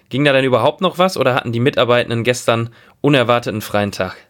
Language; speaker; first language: German; native; German